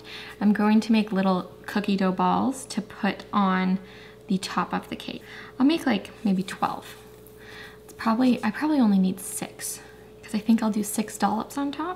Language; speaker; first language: English; native; English